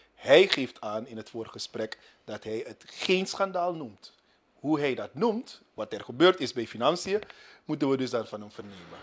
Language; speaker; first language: Dutch; native; Dutch